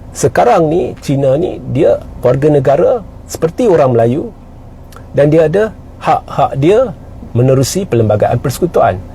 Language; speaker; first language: Malay; native; Malay